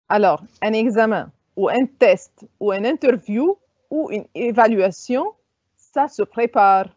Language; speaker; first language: French; non-native, fluent; Arabic